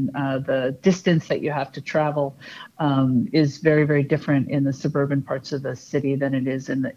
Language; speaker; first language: English; native; English